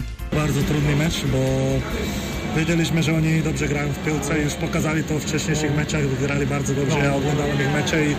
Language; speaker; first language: Polish; non-native, fluent; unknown